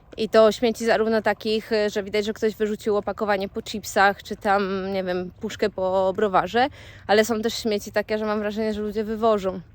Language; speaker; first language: Polish; native; Polish